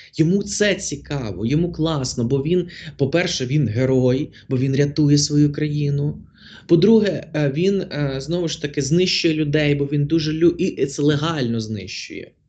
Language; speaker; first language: Ukrainian; non-native, local second language; Russian